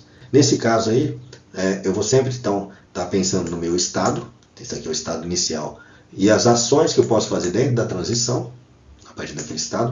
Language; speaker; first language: Portuguese; native; Portuguese